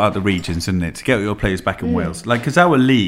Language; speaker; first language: English; native; English